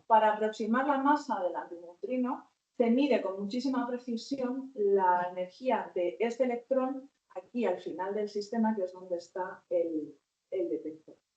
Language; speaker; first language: Spanish; native; Spanish